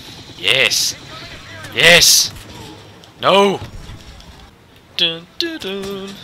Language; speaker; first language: English; native; English